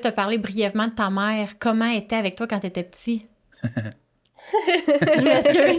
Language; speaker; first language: French; native; French